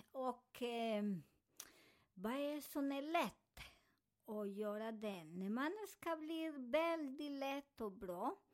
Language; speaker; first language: Swedish; non-native, fluent; Spanish